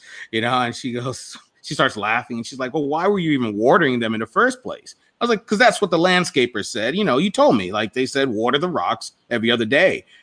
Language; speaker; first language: English; native; English